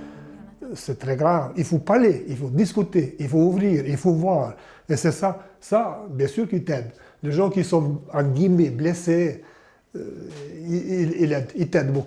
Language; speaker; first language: French; non-native, learner; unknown